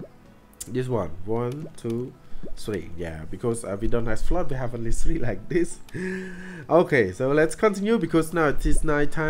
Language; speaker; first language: English; non-native, learner; Khmer